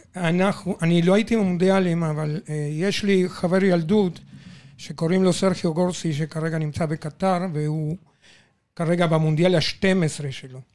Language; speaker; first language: Hebrew; non-native, fluent; Spanish